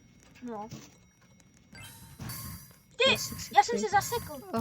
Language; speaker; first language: Czech; early bilingual, other home language; Russian